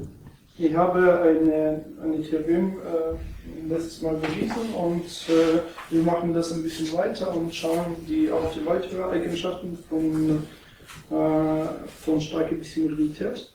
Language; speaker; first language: German; non-native, fluent; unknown